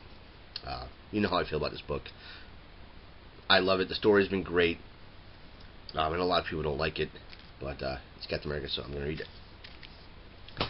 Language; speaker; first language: English; native; English